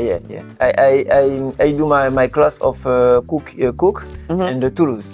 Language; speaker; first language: English; non-native, learner; French